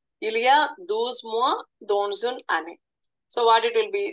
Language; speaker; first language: French; non-native, fluent; Telugu